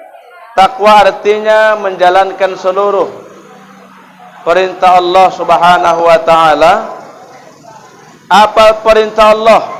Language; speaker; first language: Indonesian; native; Indonesian